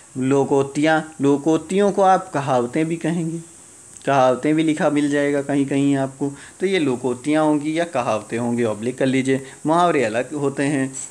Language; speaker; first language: Hindi; native; Hindi